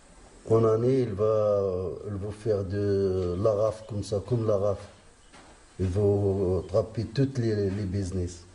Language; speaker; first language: French; non-native, learner; Arabic